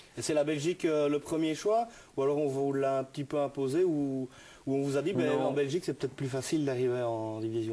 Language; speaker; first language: French; native; French